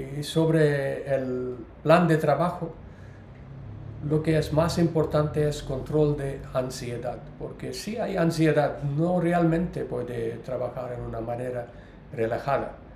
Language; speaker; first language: Spanish; non-native, learner; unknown